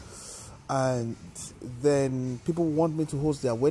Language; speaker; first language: English; non-native, local second language; Yoruba